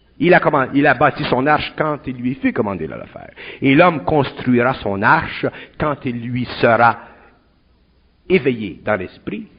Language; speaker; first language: French; native; French